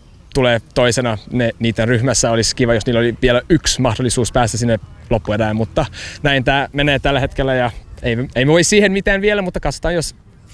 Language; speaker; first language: Finnish; non-native, fluent; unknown